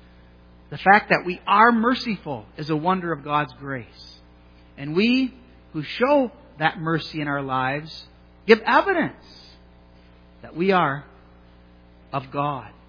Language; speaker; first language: English; native; English